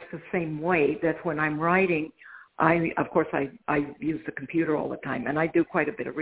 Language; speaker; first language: English; non-native, fluent; Spanish